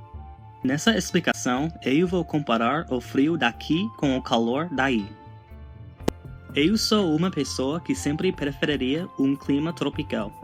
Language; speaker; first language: Portuguese; non-native, fluent; English